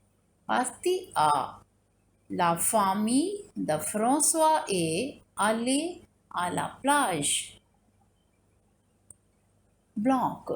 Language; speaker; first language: French; non-native, fluent; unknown